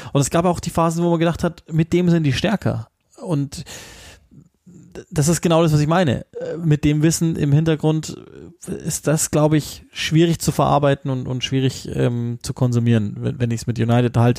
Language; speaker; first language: German; native; German